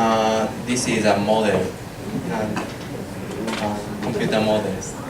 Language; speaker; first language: English; non-native, learner; Japanese